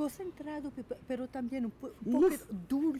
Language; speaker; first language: Spanish; non-native, fluent; English